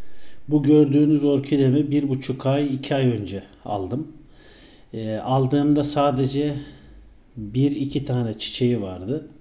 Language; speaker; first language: Turkish; native; Turkish